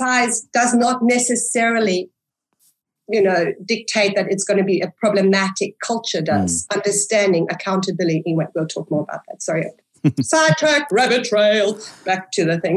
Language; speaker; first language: English; early bilingual, other home language; German